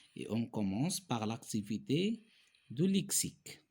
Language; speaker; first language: French; non-native, local second language; Arabic